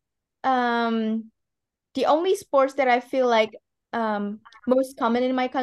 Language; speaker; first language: English; non-native, fluent; Indonesian